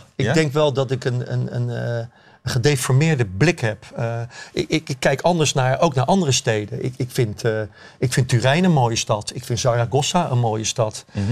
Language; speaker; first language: Dutch; native; Dutch